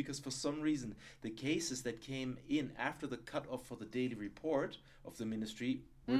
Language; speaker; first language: English; non-native, fluent; German